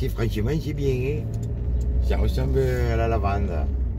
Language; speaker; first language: French; native; French